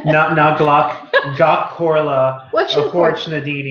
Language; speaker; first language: Irish; non-native, learner; English